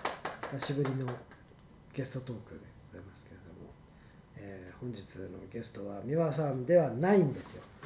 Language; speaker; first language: Japanese; native; Japanese